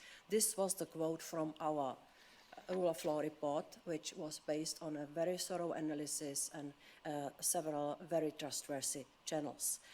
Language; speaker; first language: English; non-native, fluent; Czech